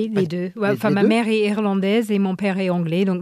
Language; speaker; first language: French; native; French